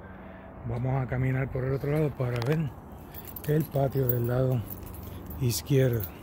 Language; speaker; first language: Spanish; native; Spanish